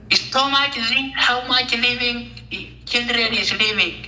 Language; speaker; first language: English; non-native, learner; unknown